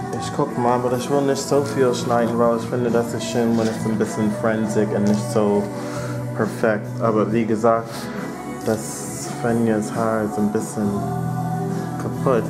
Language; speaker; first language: German; non-native, fluent; English